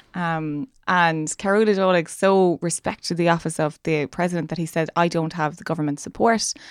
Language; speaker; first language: English; native; English